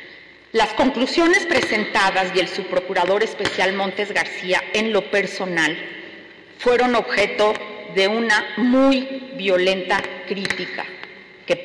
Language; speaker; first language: Spanish; native; Spanish